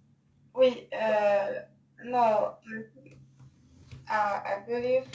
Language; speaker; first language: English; non-native, learner; French